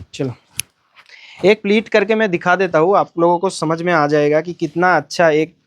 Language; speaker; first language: Hindi; non-native, local second language; Bangla